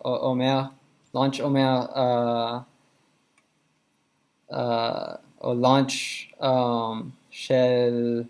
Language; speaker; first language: Hebrew; non-native, learner; English